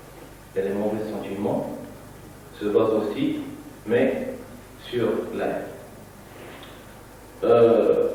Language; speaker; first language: French; non-native, local second language; Arabic